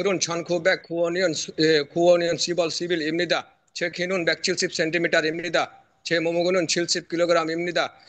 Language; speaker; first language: Korean; non-native, learner; Bangla